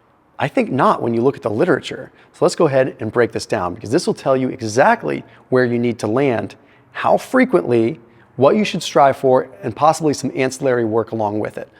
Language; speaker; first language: English; native; English